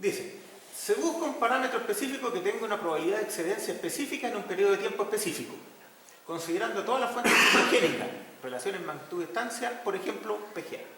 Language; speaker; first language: Spanish; native; Spanish